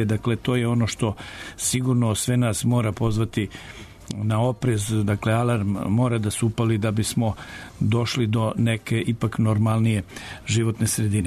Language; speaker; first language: Serbian; native; Serbian